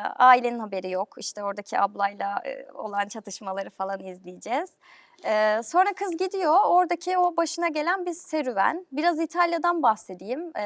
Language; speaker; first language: Turkish; native; Turkish